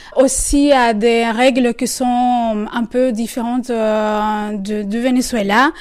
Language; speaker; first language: French; non-native, fluent; Spanish